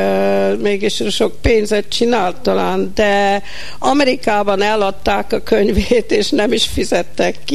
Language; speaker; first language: Hungarian; early bilingual, heritage; Hungarian